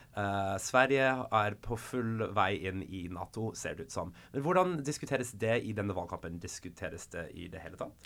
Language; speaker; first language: Swedish; non-native, fluent; English